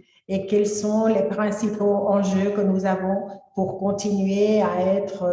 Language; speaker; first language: French; non-native, fluent; Spanish